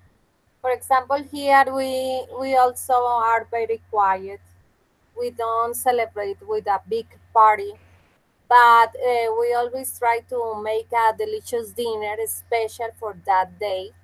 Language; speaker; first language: English; non-native, fluent; Spanish